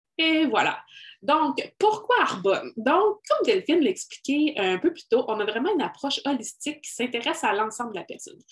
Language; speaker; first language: French; native; French